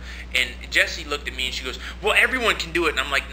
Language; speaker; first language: English; native; English